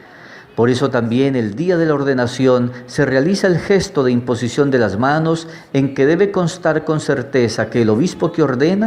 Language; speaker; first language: Spanish; native; Spanish